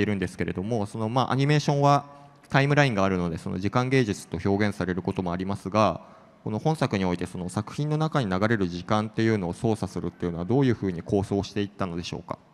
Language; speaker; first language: Japanese; native; Japanese